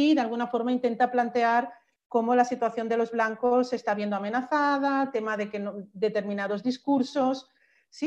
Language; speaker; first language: Spanish; native; Spanish